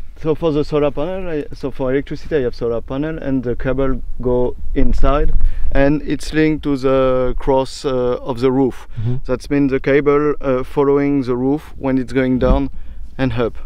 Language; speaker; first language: English; non-native, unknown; French